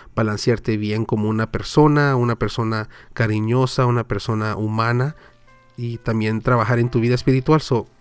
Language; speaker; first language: Spanish; early bilingual, heritage; Spanish